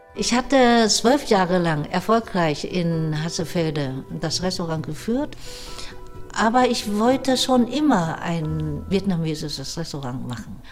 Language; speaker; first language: German; non-native, fluent; Vietnamese